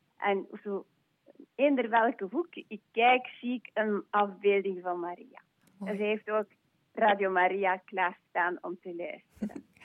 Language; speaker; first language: Dutch; non-native, local second language; French